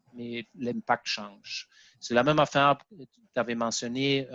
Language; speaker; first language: French; non-native, fluent; German